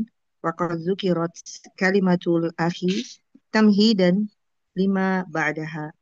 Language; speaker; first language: Arabic; non-native, learner; Indonesian